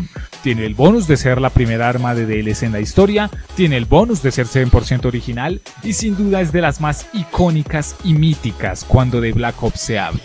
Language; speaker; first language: Spanish; native; Spanish